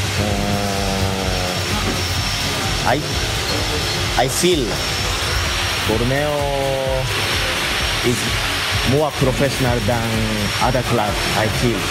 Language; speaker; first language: English; non-native, learner; Japanese